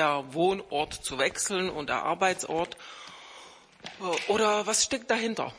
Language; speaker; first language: German; non-native, fluent; Czech